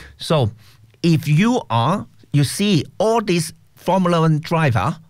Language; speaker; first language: English; non-native, local second language; Cantonese